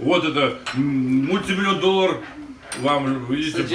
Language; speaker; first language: Russian; native; Russian